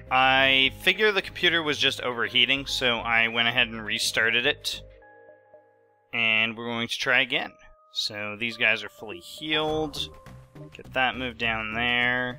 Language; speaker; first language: English; native; English